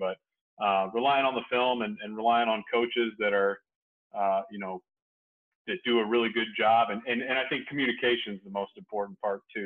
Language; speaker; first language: English; native; English